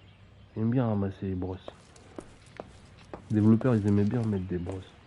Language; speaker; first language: French; native; French